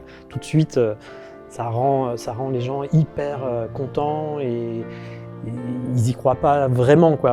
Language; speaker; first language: French; native; French